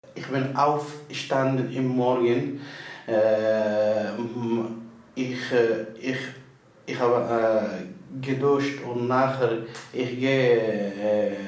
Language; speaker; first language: German; non-native, learner; Persian